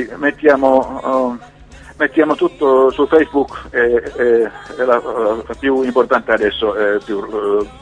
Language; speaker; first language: Italian; non-native, learner; Finnish